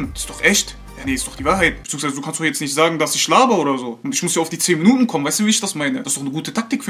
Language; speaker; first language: German; native; German